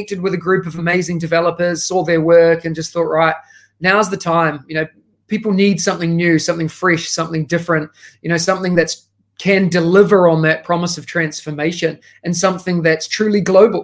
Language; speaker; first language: English; native; English